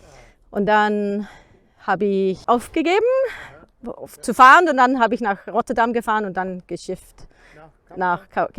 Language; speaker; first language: German; non-native, learner; Danish